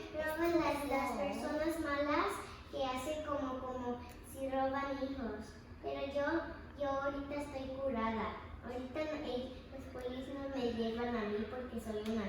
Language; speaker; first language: Spanish; early bilingual, heritage; Spanish